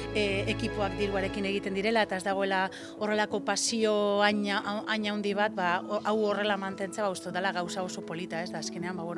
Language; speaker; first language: Basque; native; Basque